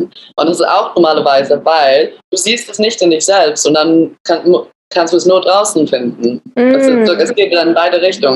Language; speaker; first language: German; early bilingual, other home language; English